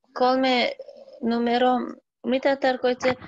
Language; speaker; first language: Finnish; non-native, learner; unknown